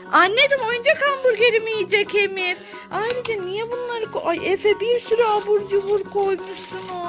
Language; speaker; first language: Turkish; native; Turkish